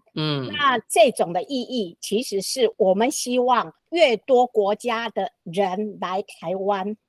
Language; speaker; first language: Chinese; native; Chinese